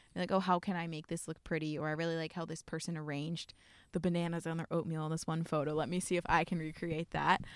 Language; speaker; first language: English; native; English